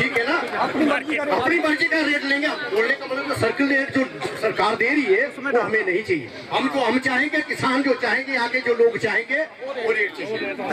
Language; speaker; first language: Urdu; non-native, local second language; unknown